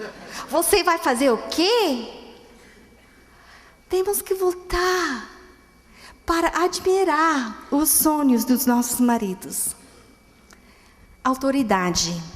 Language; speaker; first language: Portuguese; non-native, fluent; English